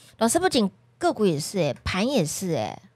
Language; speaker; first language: Chinese; native; Chinese